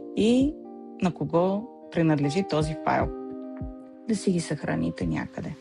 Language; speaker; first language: Bulgarian; native; Bulgarian